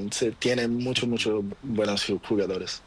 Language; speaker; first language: Spanish; non-native, learner; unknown